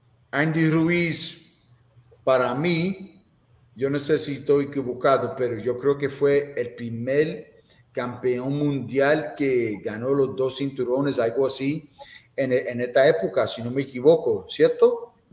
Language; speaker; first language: Spanish; non-native, fluent; English